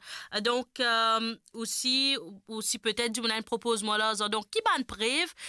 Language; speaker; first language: French; non-native, local second language; Morisyen